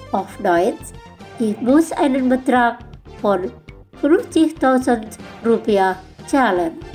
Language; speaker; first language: German; non-native, fluent; Indonesian